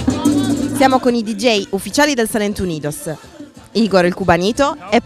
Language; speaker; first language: Italian; native; Italian